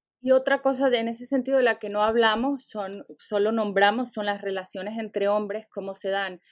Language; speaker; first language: Spanish; native; Spanish